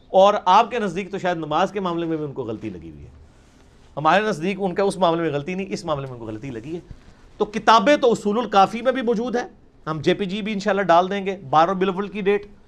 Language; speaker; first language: Urdu; native; Urdu